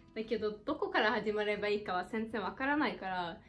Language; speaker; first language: Japanese; non-native, fluent; Swedish